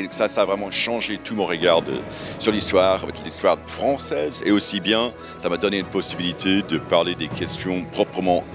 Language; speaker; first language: French; non-native, fluent; English